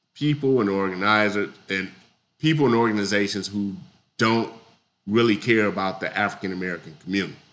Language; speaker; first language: English; native; English